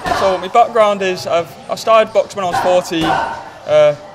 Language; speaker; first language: English; native; English